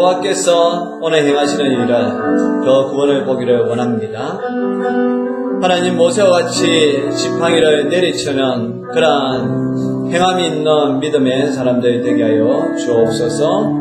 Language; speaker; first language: Korean; native; Korean